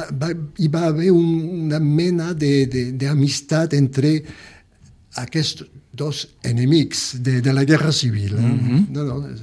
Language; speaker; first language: Catalan; early bilingual, heritage; Catalan